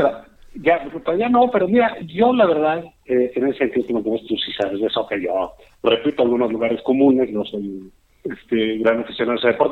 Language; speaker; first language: Spanish; native; Spanish